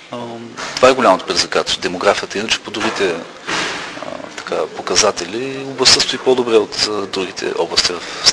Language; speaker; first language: Bulgarian; native; Bulgarian